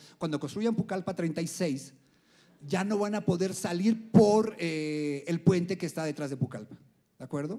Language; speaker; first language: Spanish; native; Spanish